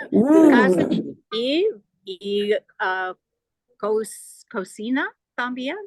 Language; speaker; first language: Spanish; non-native, learner; English